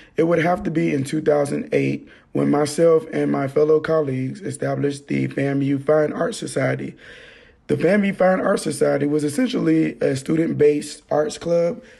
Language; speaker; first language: English; native; English